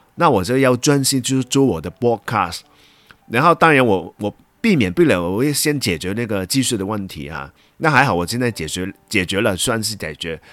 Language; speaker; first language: Chinese; non-native, local second language; Cantonese